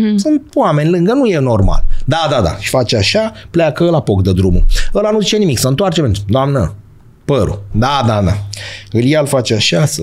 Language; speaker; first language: Romanian; native; Romanian